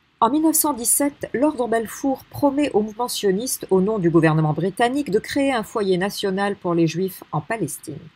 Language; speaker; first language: French; non-native, local second language; Arabic